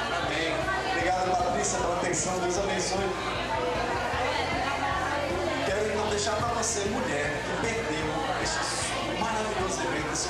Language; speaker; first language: Portuguese; native; Portuguese